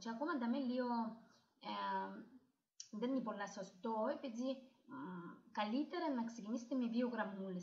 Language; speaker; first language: Greek; non-native, learner; Russian